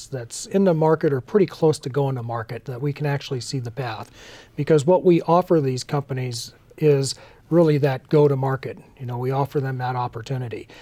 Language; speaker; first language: English; native; English